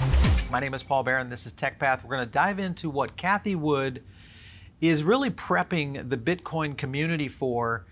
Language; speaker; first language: English; native; English